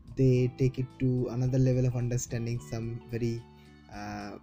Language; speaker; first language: English; non-native, local second language; Bangla